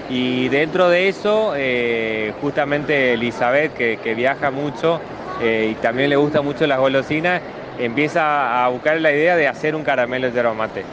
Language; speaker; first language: Spanish; native; Spanish